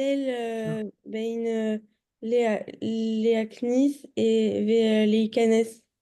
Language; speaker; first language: Hebrew; non-native, learner; French